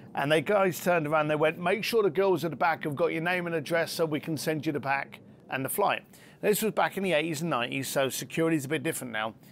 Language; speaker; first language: English; native; English